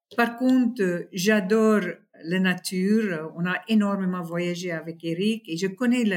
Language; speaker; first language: French; non-native, fluent; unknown